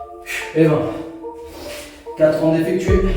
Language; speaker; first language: French; native; French